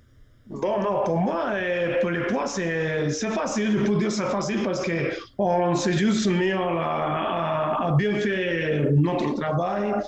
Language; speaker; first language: French; non-native, local second language; Spanish